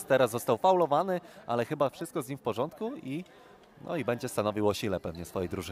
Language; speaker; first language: Polish; native; Polish